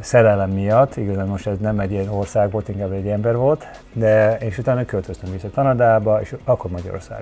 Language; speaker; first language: Hungarian; early bilingual, heritage; Hungarian